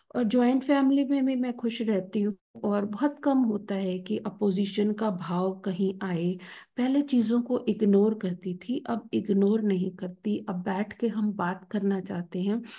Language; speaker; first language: Hindi; native; Hindi